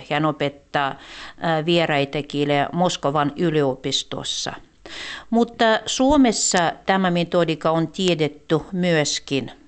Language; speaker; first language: Finnish; non-native, fluent; Russian